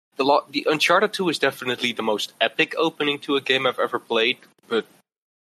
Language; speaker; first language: English; non-native, fluent; Dutch